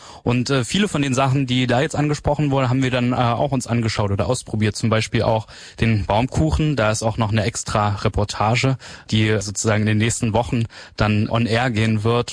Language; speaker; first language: German; native; German